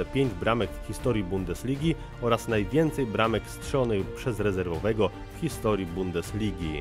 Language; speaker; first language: Polish; native; Polish